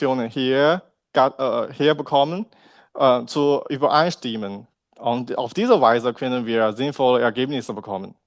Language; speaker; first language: German; non-native, learner; Chinese